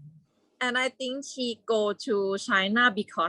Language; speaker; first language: English; non-native, learner; Thai